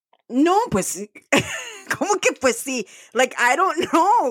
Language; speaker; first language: Spanish; early bilingual, heritage; Spanish